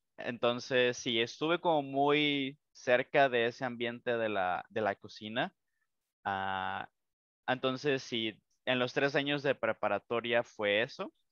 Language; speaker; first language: Spanish; native; Spanish